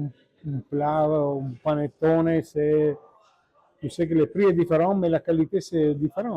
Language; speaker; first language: French; non-native, learner; Italian